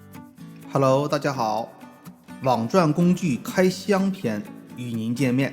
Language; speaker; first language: Chinese; native; Chinese